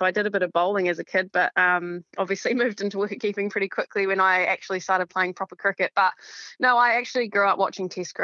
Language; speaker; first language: English; native; English